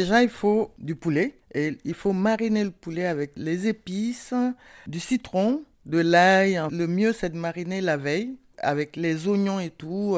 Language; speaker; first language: French; non-native, local second language; Bambara